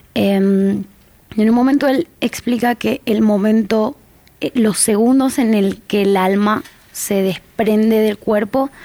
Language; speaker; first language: Spanish; native; Spanish